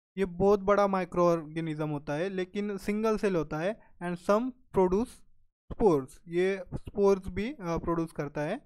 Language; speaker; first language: Hindi; non-native, local second language; Marathi